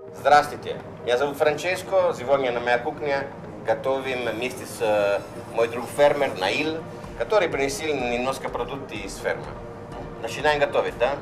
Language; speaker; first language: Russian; non-native, learner; Italian